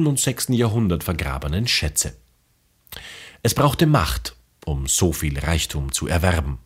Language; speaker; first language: German; native; German